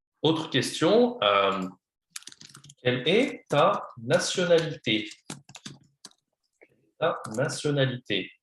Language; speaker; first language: French; non-native, fluent; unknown